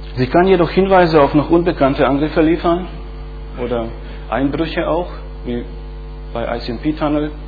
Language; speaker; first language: German; non-native, fluent; Bosnian